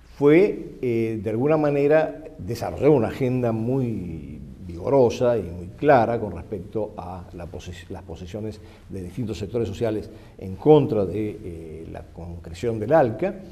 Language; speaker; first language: Spanish; native; Spanish